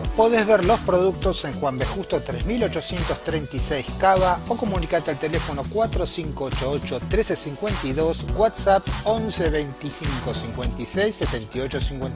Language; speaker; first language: Spanish; native; Spanish